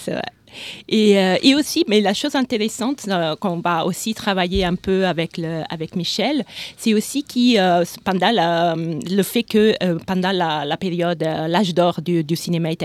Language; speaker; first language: French; non-native, fluent; Italian